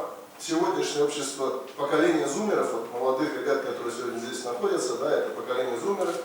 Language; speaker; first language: Russian; native; Russian